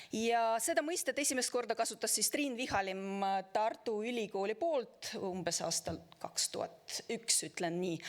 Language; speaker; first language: Estonian; non-native, local second language; Russian